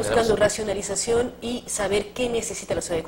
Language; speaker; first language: Spanish; native; Spanish